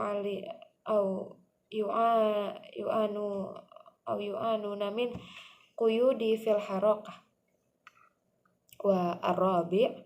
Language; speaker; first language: Arabic; non-native, learner; Indonesian